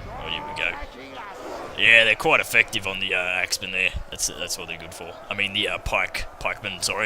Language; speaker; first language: English; native; English